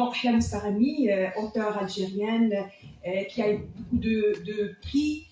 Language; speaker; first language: French; non-native, local second language; Arabic